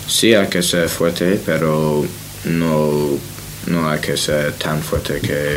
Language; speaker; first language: Spanish; non-native, learner; English